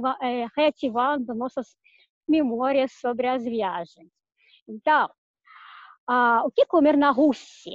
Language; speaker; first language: Portuguese; non-native, fluent; Russian